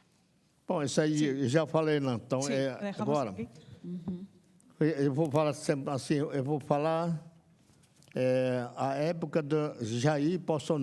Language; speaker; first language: Portuguese; non-native, local second language; Yanomámi